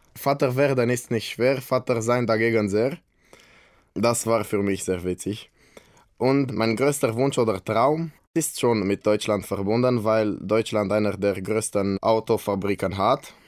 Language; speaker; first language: German; non-native, fluent; Romanian